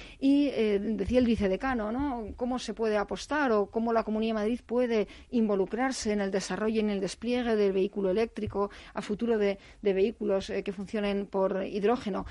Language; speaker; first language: Spanish; native; Spanish